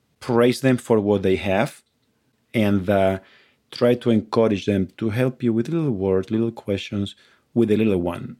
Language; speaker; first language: English; non-native, fluent; Spanish